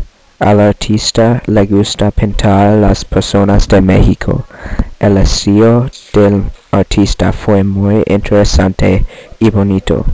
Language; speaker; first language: Spanish; non-native, learner; English